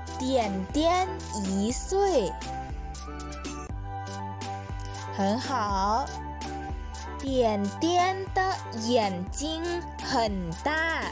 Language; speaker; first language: Chinese; non-native, learner; Thai